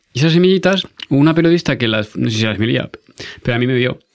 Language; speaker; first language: Spanish; native; Spanish